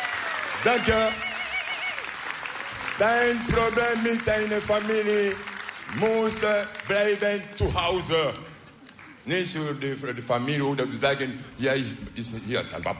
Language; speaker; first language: Dutch; non-native, learner; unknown